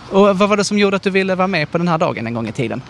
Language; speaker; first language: Swedish; native; Swedish